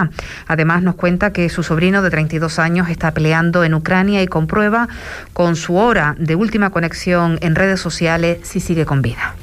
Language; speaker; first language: Spanish; native; Spanish